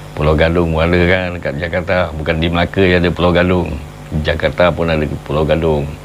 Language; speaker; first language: Malay; native; Malay